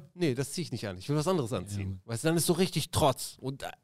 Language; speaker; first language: German; early bilingual, other home language; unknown